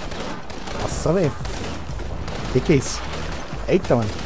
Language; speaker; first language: Portuguese; native; Portuguese